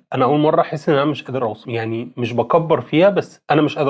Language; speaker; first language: Arabic; native; Arabic